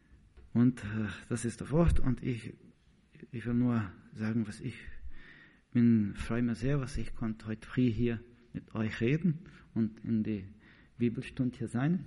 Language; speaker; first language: German; non-native, learner; Portuguese